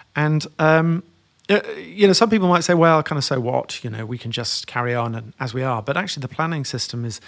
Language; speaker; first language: English; native; English